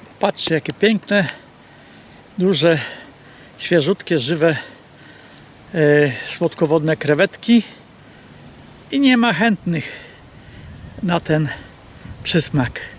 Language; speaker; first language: Polish; native; Polish